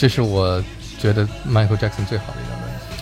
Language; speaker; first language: Chinese; native; Chinese